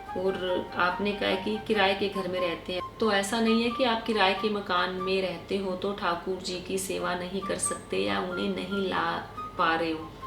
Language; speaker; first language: Hindi; native; Hindi